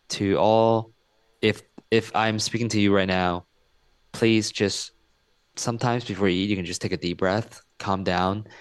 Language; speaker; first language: English; non-native, local second language; Cantonese